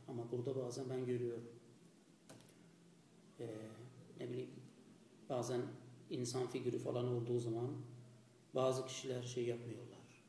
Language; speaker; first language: Turkish; non-native, fluent; Azerbaijani